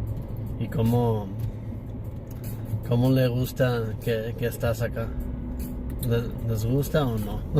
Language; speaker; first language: Spanish; early bilingual, heritage; English